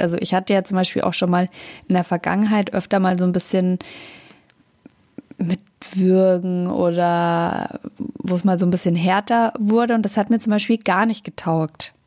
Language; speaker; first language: German; native; German